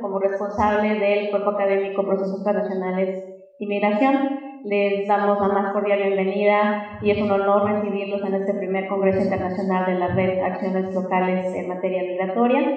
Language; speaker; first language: Spanish; native; Spanish